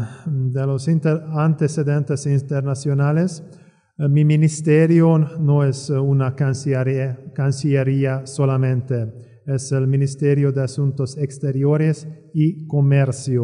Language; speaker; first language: Spanish; non-native, fluent; Hungarian